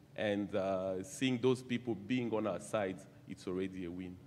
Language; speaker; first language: English; non-native, fluent; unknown